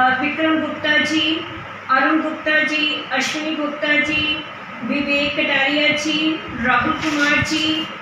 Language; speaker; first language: Hindi; non-native, local second language; Punjabi